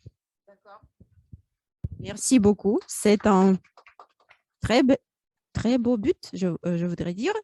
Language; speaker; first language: French; non-native, fluent; Russian